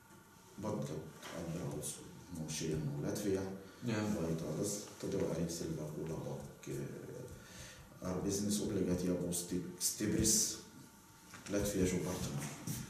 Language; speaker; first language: Latvian; non-native, learner; Arabic